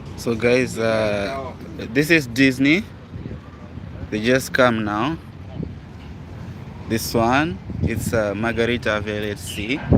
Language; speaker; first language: English; non-native, local second language; Shona